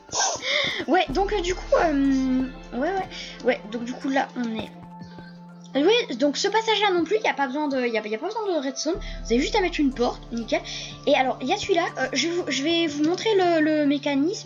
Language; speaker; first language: French; native; French